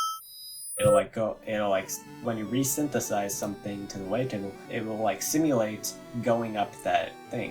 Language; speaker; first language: English; native; English